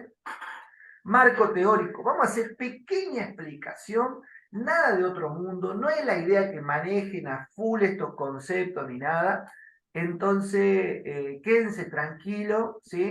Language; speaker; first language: Spanish; native; Spanish